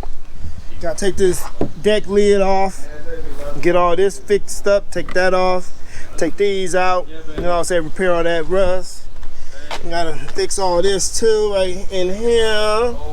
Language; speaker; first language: English; native; English